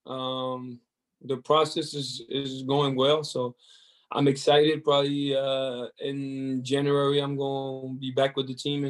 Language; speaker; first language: English; non-native, fluent; French